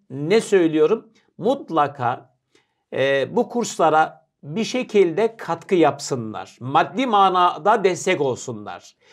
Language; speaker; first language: Turkish; native; Turkish